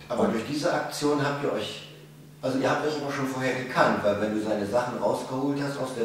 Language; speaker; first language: German; native; German